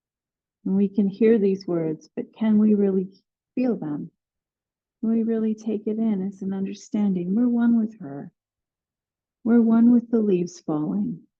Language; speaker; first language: English; native; English